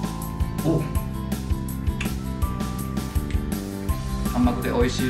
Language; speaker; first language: Japanese; non-native, fluent; Indonesian